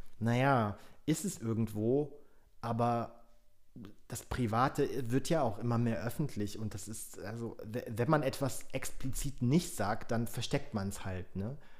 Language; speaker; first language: German; early bilingual, other home language; Polish